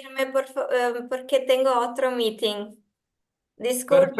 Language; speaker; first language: Spanish; non-native, fluent; Italian